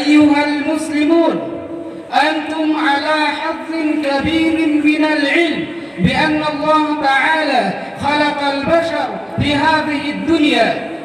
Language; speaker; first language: Arabic; non-native, learner; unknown